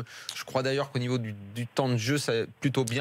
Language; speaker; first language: French; native; French